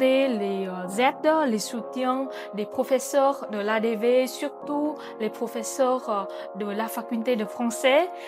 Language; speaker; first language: French; non-native, fluent; Vietnamese